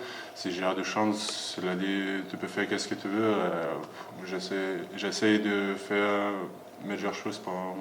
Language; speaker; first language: French; non-native, learner; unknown